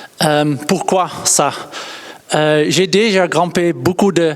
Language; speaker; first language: French; non-native, learner; Dutch